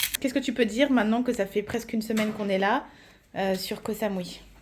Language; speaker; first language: French; native; French